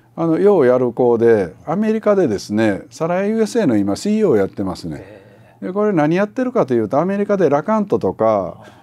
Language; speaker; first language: Japanese; native; Japanese